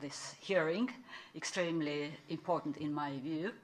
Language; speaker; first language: English; non-native, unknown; Estonian